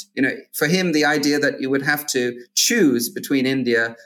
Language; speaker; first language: English; native; English